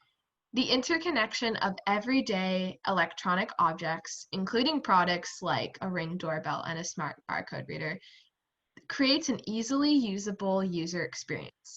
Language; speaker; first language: English; native; English